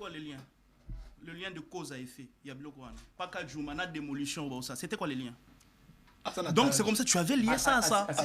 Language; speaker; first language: French; non-native, local second language; Lingala